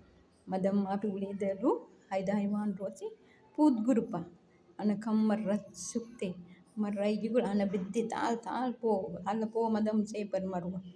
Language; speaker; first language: Arabic; non-native, learner; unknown